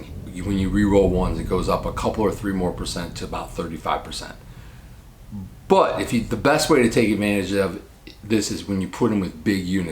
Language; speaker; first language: English; native; English